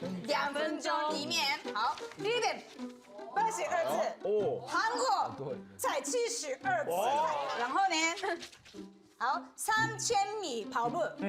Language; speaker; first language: Chinese; non-native, fluent; Japanese